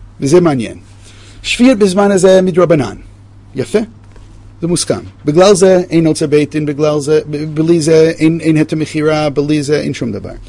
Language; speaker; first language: Hebrew; non-native, fluent; English